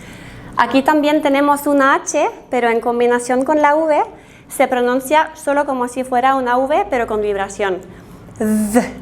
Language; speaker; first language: Spanish; non-native, fluent; Norwegian